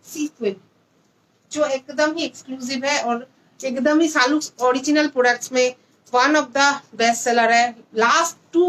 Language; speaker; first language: Hindi; non-native, local second language; Bangla